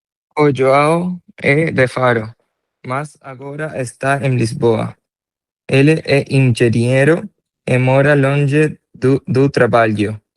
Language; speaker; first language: Portuguese; non-native, learner; Spanish